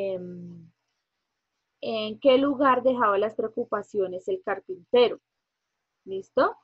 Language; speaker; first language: Spanish; native; Spanish